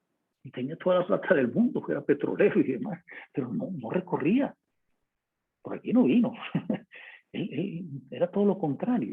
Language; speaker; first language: Spanish; native; Spanish